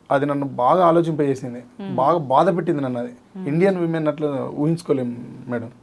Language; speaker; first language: Telugu; native; Telugu